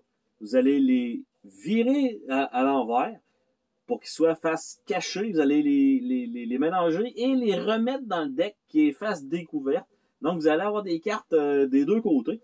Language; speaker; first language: French; native; French